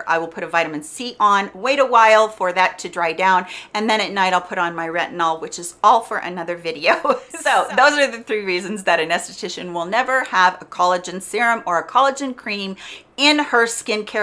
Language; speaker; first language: English; native; English